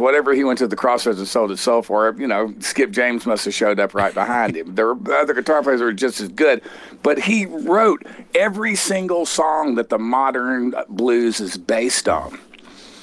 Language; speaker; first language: English; native; English